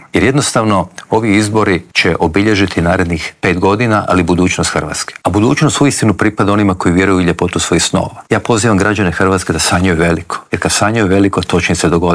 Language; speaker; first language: Croatian; native; Croatian